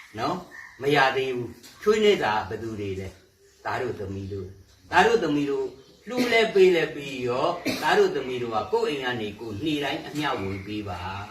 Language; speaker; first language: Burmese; native; Burmese